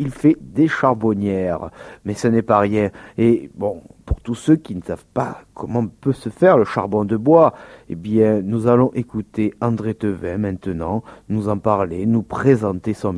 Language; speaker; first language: French; native; French